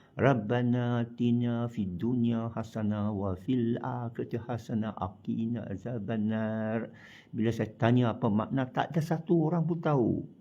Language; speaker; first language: Malay; non-native, local second language; Chinese